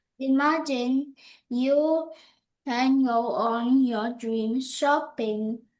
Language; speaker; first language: English; non-native, learner; Vietnamese